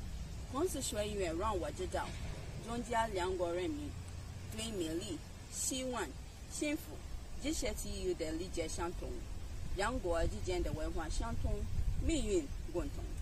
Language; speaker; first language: Chinese; non-native, learner; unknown